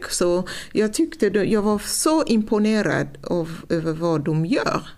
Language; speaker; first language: Swedish; non-native, fluent; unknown